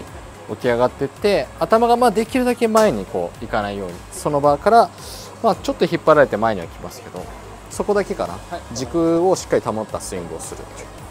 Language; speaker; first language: Japanese; native; Japanese